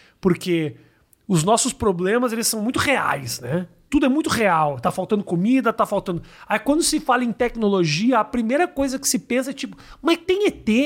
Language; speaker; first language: Portuguese; native; Portuguese